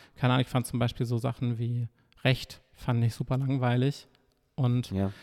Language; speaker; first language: German; native; German